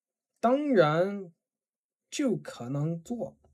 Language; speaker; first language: Chinese; non-native, learner; English